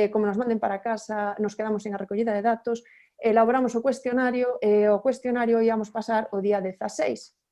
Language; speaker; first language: Spanish; native; Spanish